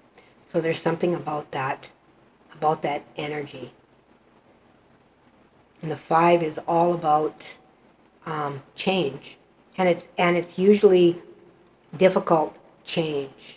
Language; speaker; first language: English; native; English